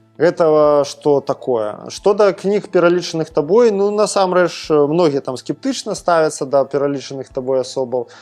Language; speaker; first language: Belarusian; non-native, local second language; Russian